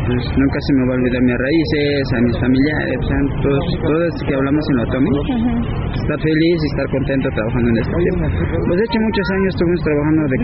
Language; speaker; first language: Spanish; non-native, local second language; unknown